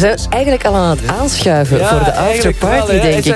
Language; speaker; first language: Dutch; native; Dutch